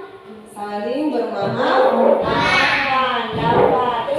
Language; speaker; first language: Indonesian; native; Indonesian